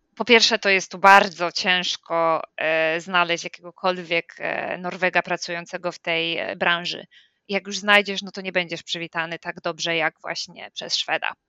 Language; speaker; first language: Polish; native; Polish